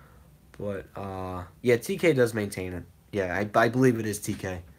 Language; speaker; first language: English; native; English